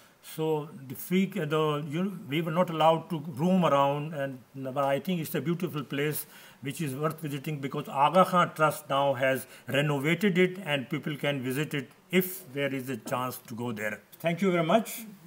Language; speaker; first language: English; non-native, local second language; Urdu